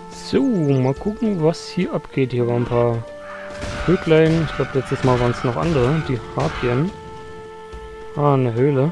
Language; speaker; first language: German; native; German